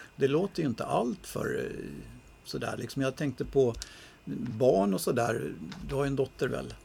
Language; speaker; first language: Swedish; native; Swedish